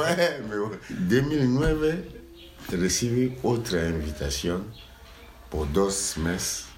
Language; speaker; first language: Spanish; non-native, learner; Lingala